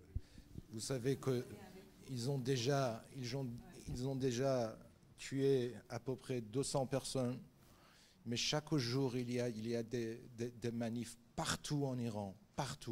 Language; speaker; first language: French; non-native, fluent; Persian